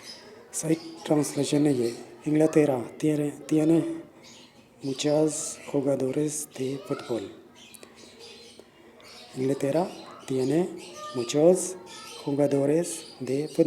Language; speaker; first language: Spanish; non-native, learner; Urdu